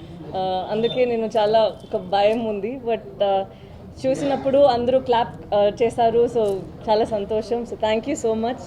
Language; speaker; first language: Telugu; non-native, local second language; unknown